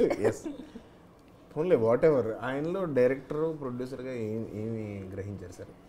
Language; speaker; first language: Telugu; native; Telugu